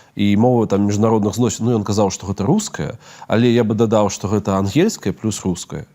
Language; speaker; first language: Belarusian; non-native, local second language; Russian